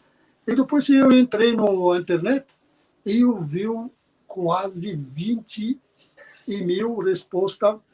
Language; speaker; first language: Portuguese; non-native, fluent; Arabic